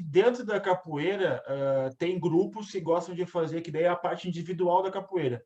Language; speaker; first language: Portuguese; native; Portuguese